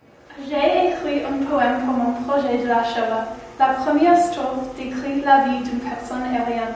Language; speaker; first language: French; non-native, learner; English